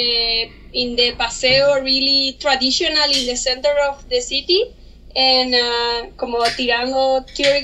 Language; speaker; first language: English; non-native, learner; Spanish